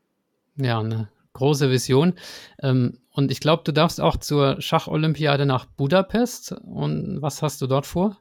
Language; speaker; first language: German; native; German